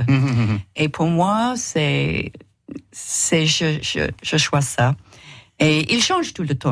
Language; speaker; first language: French; non-native, learner; English